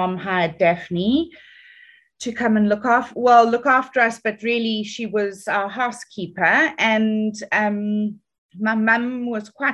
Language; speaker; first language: English; native; English